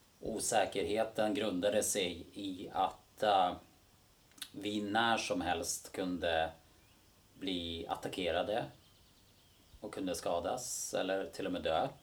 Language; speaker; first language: Swedish; early bilingual, other home language; Bosnian